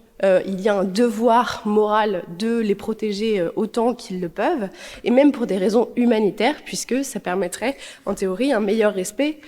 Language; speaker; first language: French; native; French